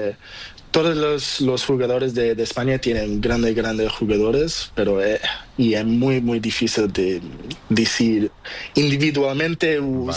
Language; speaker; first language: Spanish; non-native, learner; Portuguese